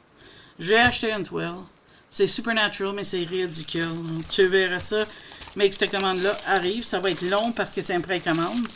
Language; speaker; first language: French; native; French